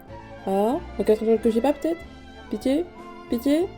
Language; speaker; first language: French; native; French